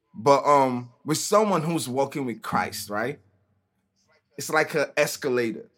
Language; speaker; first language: English; non-native, local second language; Igbo